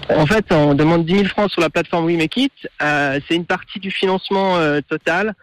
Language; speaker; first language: French; native; French